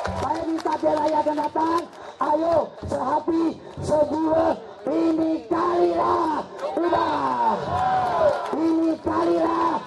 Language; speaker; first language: Malay; non-native, local second language; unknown